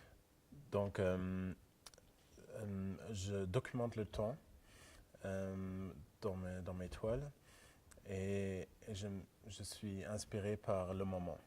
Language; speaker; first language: French; non-native, local second language; Luxembourgish